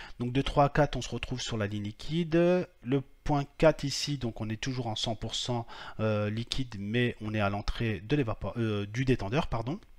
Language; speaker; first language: French; native; French